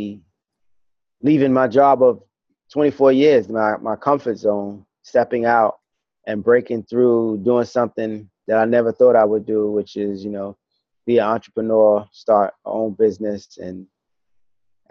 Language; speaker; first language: English; native; English